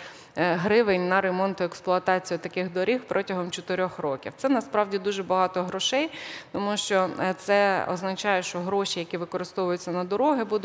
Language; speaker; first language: Ukrainian; native; Ukrainian